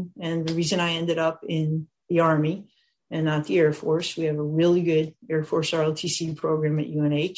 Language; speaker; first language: English; native; English